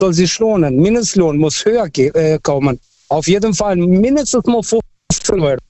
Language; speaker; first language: German; non-native, fluent; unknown